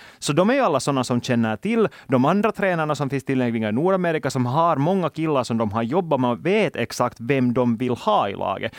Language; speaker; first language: Swedish; native; Swedish